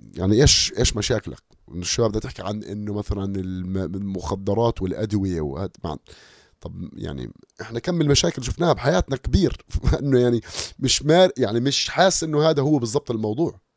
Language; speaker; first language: Arabic; native; Arabic